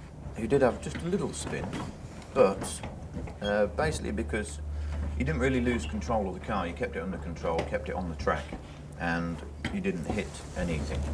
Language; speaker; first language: English; native; English